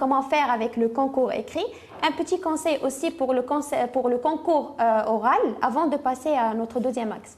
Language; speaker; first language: French; non-native, local second language; Arabic